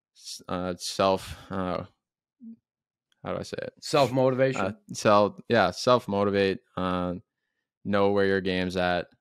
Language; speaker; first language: English; native; English